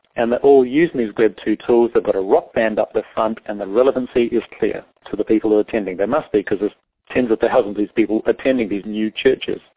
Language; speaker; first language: English; native; English